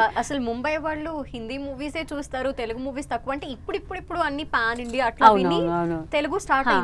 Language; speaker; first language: Telugu; native; Telugu